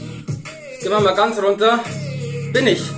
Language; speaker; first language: German; native; German